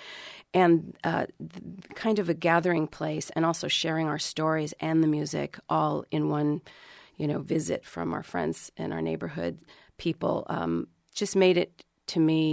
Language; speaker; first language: English; early bilingual, other home language; Spanish